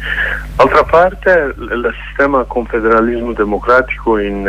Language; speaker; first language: Italian; non-native, learner; Kurdish